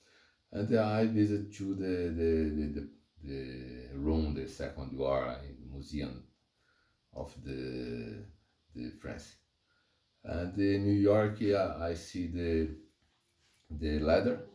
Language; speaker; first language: English; non-native, learner; Portuguese